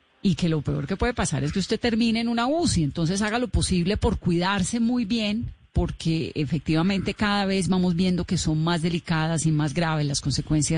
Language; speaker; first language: Spanish; native; Spanish